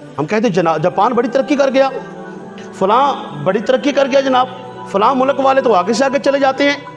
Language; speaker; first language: Urdu; non-native, local second language; Punjabi